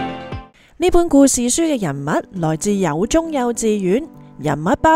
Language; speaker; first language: Chinese; non-native, local second language; Cantonese